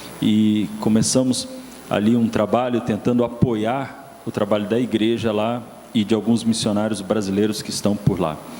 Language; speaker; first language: Portuguese; native; Portuguese